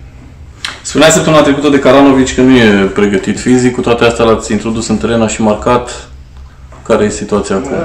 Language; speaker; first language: Romanian; native; Romanian